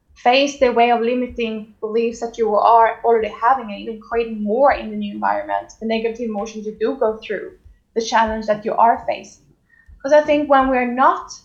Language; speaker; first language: English; non-native, fluent; Swedish